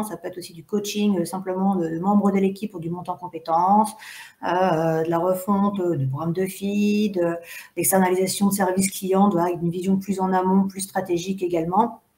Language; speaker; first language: French; native; French